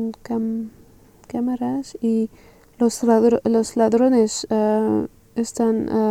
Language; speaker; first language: Spanish; non-native, learner; French